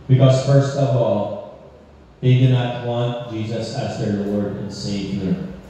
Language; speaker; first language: English; non-native, local second language; Filipino